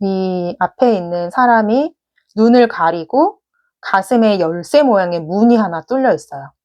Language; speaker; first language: Korean; native; Korean